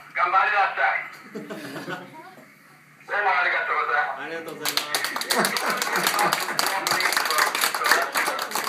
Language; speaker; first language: Japanese; non-native, learner; English